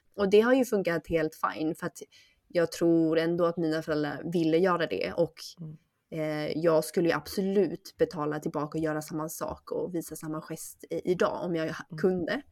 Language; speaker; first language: Swedish; early bilingual, other home language; Chinese